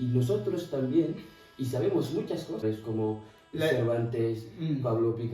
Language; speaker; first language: Spanish; non-native, fluent; Fula